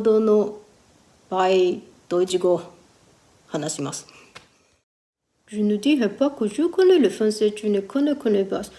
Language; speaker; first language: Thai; early bilingual, heritage; Thai